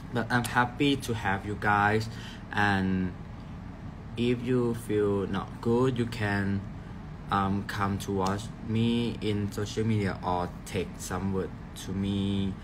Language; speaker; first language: English; non-native, learner; Thai